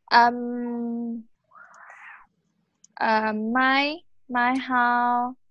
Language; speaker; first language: English; non-native, learner; Vietnamese